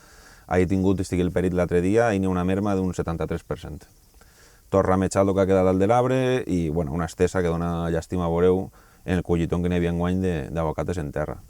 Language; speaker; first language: Catalan; native; Catalan